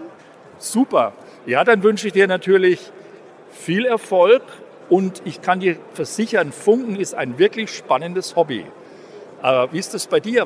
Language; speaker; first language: German; native; German